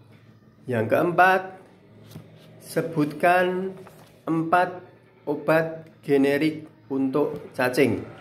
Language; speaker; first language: Indonesian; native; Indonesian